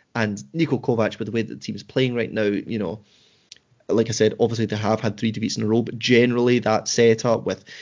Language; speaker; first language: English; native; English